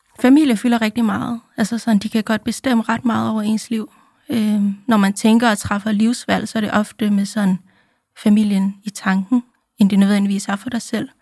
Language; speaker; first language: Danish; early bilingual, other home language; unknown